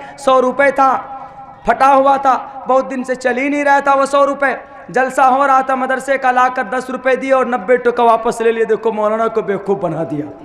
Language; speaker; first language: Urdu; native; Urdu